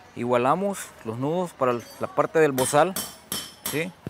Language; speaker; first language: Spanish; native; Spanish